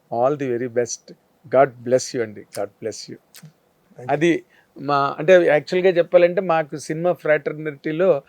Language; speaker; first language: Telugu; native; Telugu